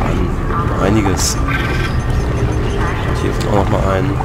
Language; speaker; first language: German; native; German